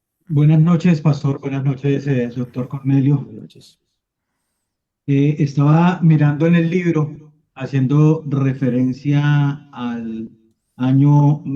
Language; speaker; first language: Spanish; native; Spanish